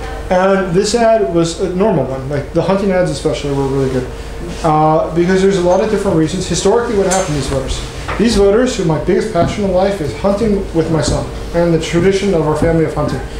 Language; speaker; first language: English; native; English